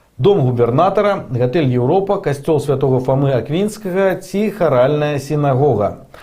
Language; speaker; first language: Belarusian; non-native, local second language; Russian